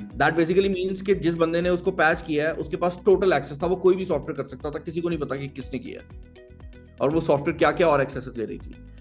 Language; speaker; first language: Urdu; non-native, local second language; Punjabi